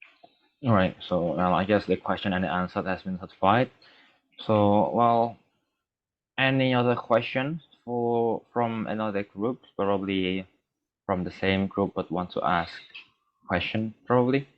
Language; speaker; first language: English; non-native, fluent; Indonesian